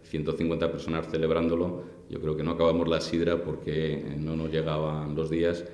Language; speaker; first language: Spanish; native; Spanish